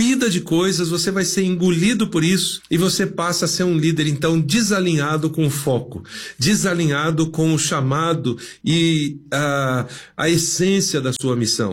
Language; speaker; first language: Portuguese; native; Portuguese